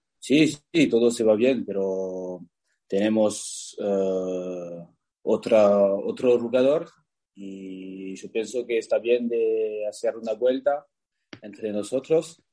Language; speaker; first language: Spanish; non-native, learner; French